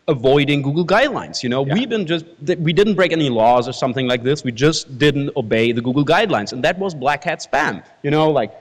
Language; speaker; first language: English; non-native, fluent; German